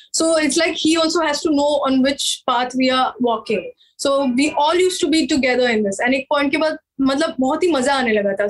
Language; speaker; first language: English; non-native, local second language; Marathi